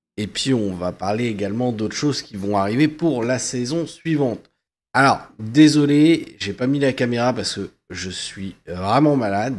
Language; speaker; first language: French; native; French